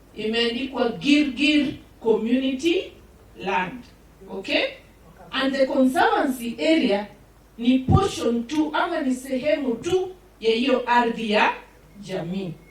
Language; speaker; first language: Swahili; non-native, local second language; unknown